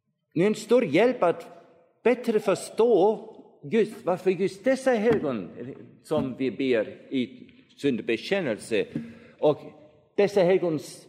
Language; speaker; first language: Swedish; non-native, fluent; German